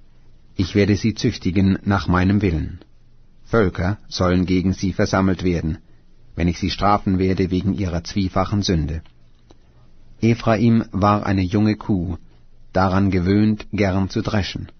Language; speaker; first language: German; native; German